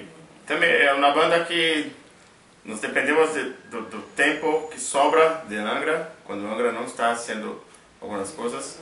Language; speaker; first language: Spanish; non-native, learner; Portuguese